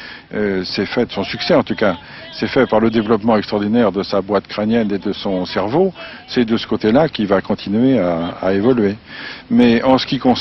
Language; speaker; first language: French; native; French